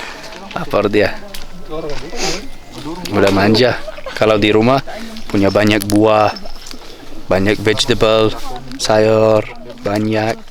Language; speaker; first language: Indonesian; non-native, fluent; English